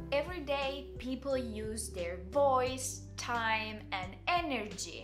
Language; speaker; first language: English; non-native, fluent; Italian